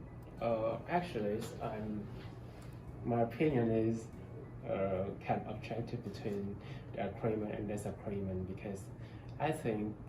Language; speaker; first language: English; non-native, learner; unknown